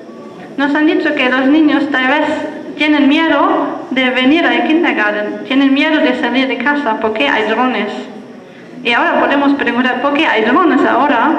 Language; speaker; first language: Spanish; non-native, fluent; German